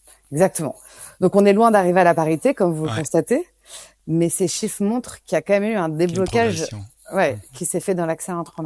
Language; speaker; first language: French; native; French